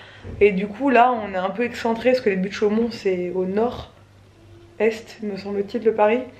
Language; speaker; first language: French; native; French